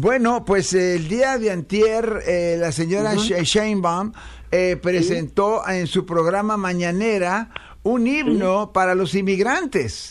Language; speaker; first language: Spanish; native; Spanish